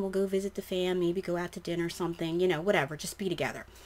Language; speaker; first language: English; native; English